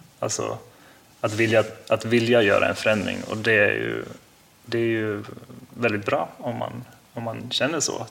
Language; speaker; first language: Swedish; early bilingual, heritage; Swedish